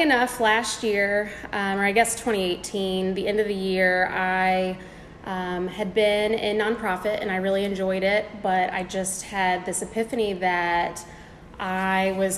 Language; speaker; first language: English; native; English